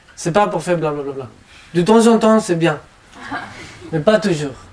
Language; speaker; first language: French; non-native, learner; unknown